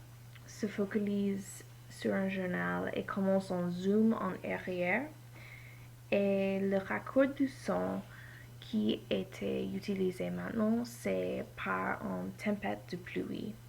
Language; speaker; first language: French; non-native, learner; English